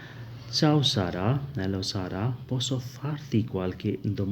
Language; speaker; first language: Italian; non-native, learner; Urdu